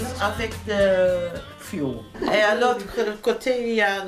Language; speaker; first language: French; non-native, fluent; Dutch